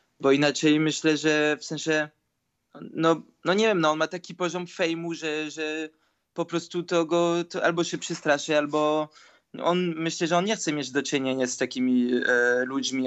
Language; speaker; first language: Polish; early bilingual, heritage; Polish